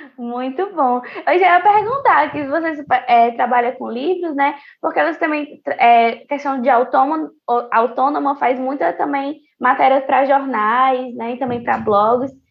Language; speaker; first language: Portuguese; native; Portuguese